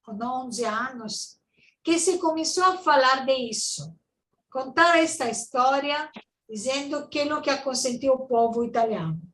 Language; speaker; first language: Portuguese; non-native, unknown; Italian